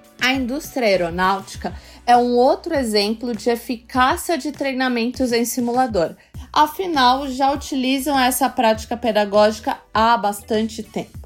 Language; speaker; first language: Portuguese; native; Portuguese